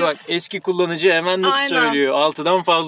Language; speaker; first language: Turkish; native; Turkish